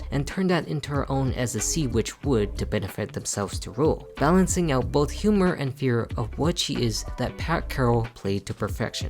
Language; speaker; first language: English; native; English